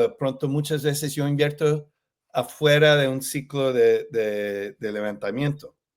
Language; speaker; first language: Spanish; early bilingual, heritage; Spanish